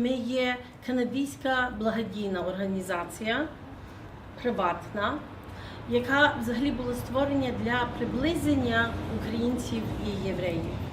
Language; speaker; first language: Ukrainian; early bilingual, heritage; Ukrainian